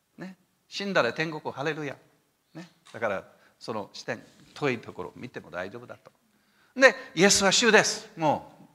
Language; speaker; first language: Japanese; non-native, fluent; English